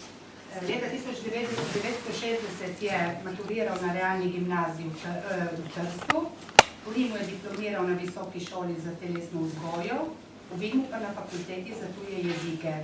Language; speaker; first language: Slovenian; native; Slovenian